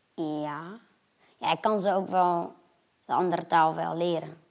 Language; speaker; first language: Dutch; early bilingual, other home language; German